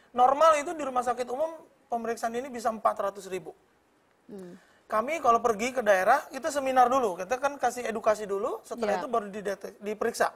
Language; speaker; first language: Indonesian; native; Indonesian